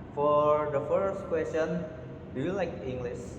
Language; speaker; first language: English; non-native, learner; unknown